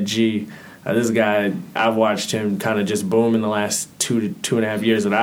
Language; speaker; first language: English; native; English